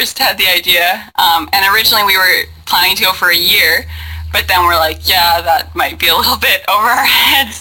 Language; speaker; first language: English; native; English